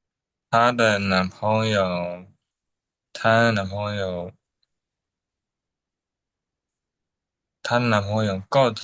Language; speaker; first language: Chinese; non-native, learner; Burmese